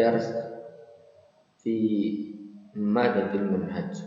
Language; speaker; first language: Arabic; non-native, fluent; Indonesian